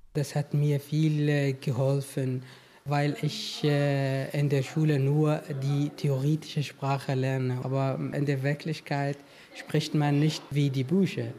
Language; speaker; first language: German; non-native, fluent; Arabic